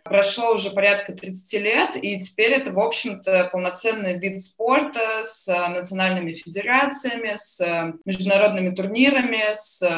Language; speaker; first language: Russian; native; Russian